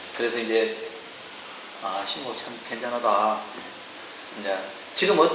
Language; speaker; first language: Korean; native; Korean